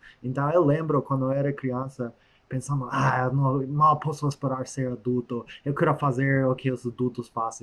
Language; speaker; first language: Portuguese; non-native, fluent; English